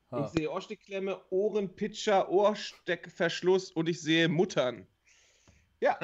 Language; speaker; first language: German; native; German